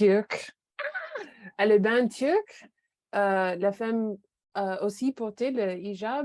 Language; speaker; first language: French; non-native, learner; English